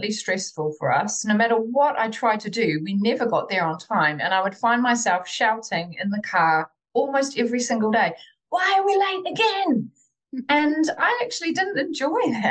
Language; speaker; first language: English; native; English